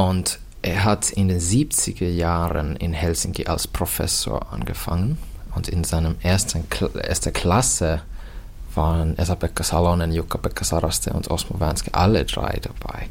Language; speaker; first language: German; non-native, fluent; Finnish